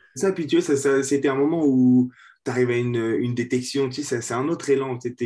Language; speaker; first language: French; native; French